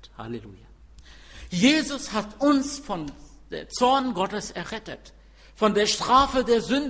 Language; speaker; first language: German; non-native, fluent; Arabic